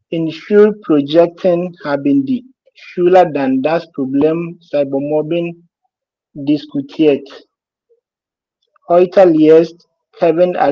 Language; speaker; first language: German; non-native, learner; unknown